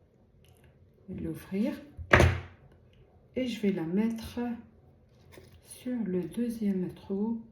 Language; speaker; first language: French; native; French